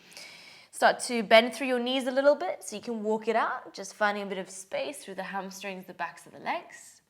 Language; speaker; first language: English; native; English